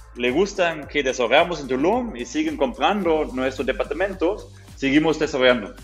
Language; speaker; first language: Spanish; non-native, fluent; German